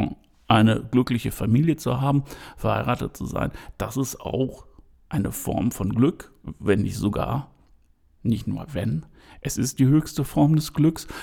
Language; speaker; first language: German; native; German